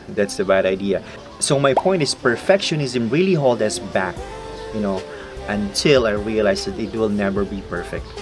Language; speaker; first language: English; non-native, local second language; Filipino